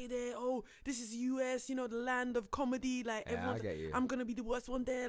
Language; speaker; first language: English; non-native, fluent; Dutch